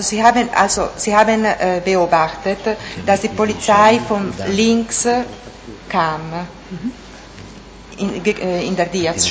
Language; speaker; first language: German; non-native, fluent; Italian